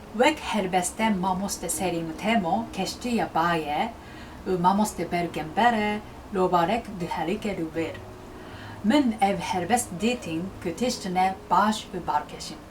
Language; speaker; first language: Kurdish; non-native, learner; Japanese